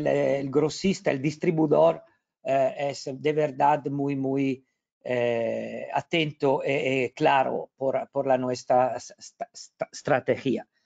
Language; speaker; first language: Spanish; non-native, learner; Italian